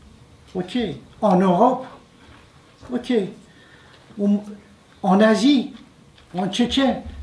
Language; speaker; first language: French; non-native, fluent; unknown